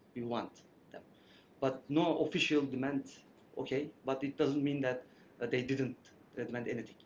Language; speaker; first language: English; non-native, fluent; Turkish